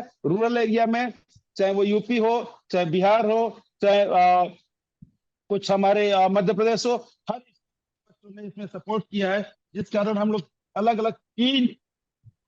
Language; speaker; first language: Hindi; native; Hindi